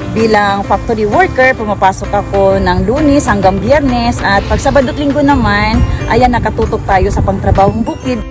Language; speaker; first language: Filipino; non-native, local second language; Cebuano